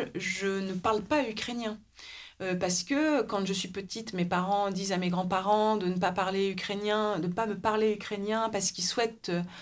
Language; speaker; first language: French; native; French